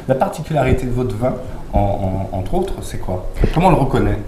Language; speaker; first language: French; native; French